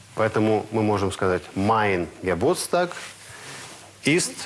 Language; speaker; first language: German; non-native, fluent; Russian